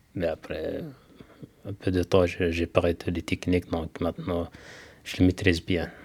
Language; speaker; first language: French; non-native, local second language; Kabyle